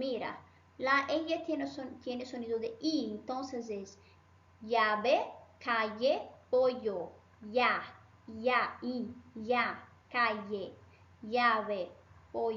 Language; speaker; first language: Spanish; non-native, fluent; Portuguese